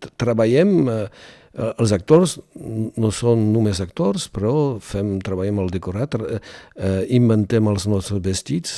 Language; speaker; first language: Catalan; non-native, local second language; French